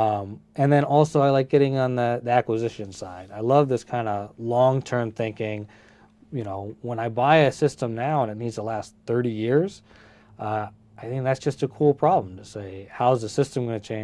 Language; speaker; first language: English; early bilingual, other home language; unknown